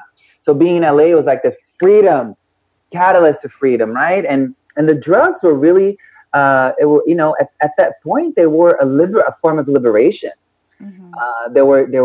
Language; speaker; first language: English; non-native, fluent; Portuguese